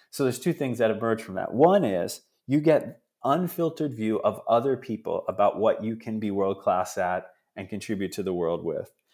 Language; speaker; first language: English; early bilingual, other home language; Italian